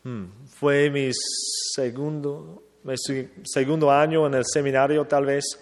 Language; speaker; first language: Spanish; non-native, fluent; English